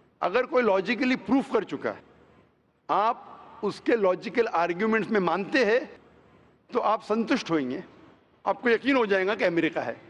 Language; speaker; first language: Hindi; non-native, local second language; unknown